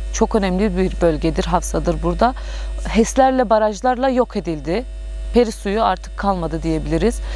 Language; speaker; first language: Turkish; native; Turkish